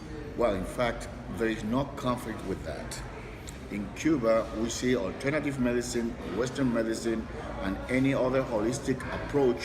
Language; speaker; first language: English; non-native, fluent; Spanish